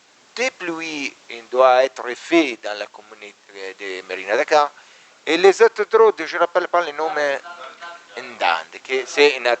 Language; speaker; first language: French; non-native, learner; Italian